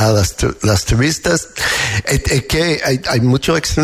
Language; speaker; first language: Spanish; non-native, fluent; English